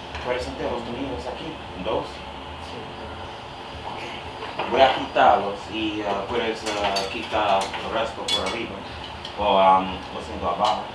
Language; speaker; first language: Spanish; non-native, learner; English